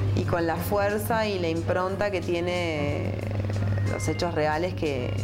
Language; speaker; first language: Spanish; early bilingual, heritage; Spanish